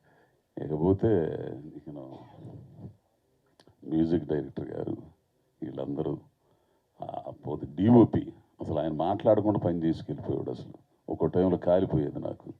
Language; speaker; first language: Telugu; native; Telugu